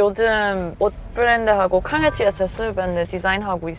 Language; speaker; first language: Korean; non-native, learner; German